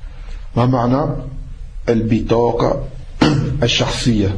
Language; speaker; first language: Arabic; non-native, fluent; French